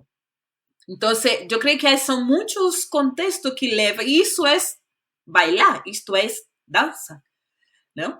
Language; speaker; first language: Spanish; non-native, fluent; Portuguese